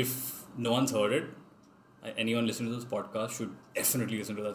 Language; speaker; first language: English; non-native, local second language; Hindi